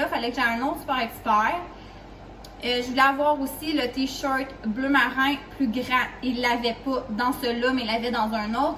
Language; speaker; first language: French; native; French